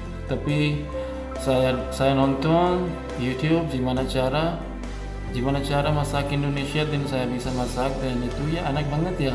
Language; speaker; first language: Indonesian; non-native, learner; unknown